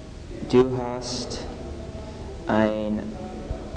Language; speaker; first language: German; non-native, learner; English